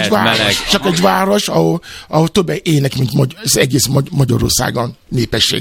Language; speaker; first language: Hungarian; non-native, fluent; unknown